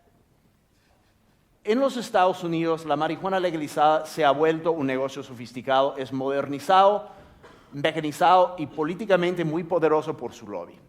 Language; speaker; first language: Spanish; non-native, fluent; English